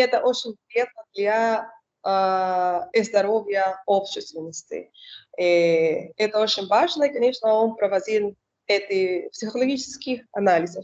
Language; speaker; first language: Russian; non-native, learner; Spanish